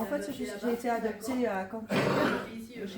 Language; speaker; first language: French; native; French